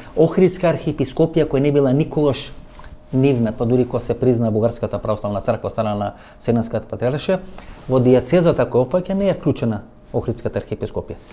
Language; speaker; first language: Macedonian; native; Macedonian